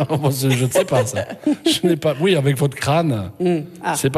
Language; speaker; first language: French; native; French